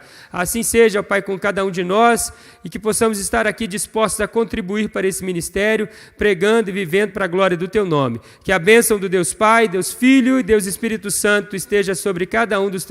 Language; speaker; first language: Portuguese; native; Portuguese